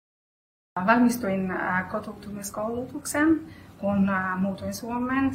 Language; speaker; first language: Finnish; non-native, learner; Albanian